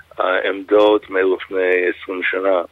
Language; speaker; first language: Hebrew; non-native, fluent; English